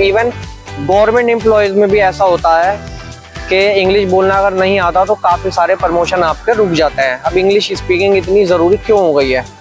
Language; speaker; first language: Hindi; native; Hindi